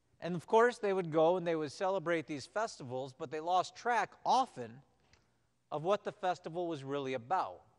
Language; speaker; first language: English; native; English